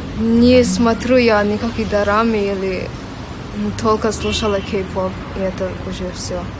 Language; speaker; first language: Russian; non-native, local second language; English